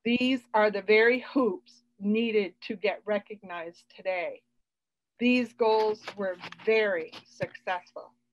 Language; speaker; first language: English; native; English